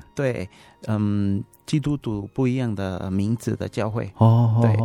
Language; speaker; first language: Chinese; non-native, fluent; Spanish